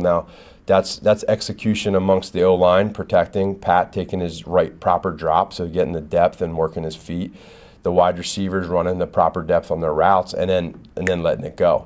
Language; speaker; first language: English; native; English